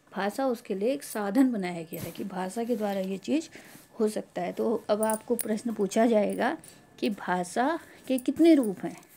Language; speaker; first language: Hindi; native; Hindi